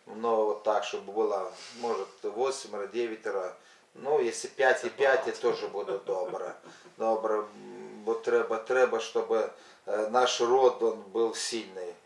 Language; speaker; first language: Ukrainian; non-native, local second language; Russian